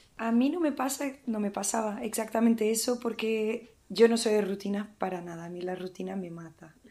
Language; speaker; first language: Spanish; early bilingual, heritage; Spanish